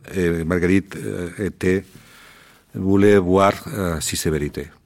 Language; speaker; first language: French; non-native, learner; Spanish